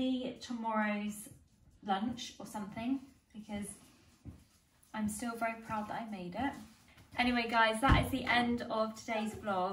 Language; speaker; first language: English; native; English